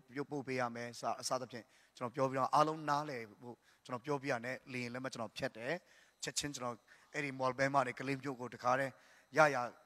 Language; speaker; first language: Burmese; non-native, local second language; Tedim Chin